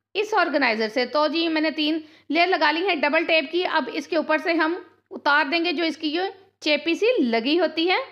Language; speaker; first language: Urdu; native; Urdu